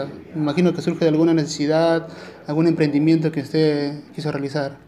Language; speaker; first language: Spanish; native; Spanish